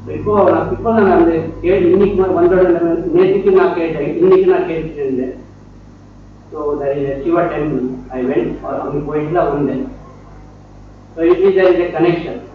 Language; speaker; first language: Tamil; non-native, learner; Kannada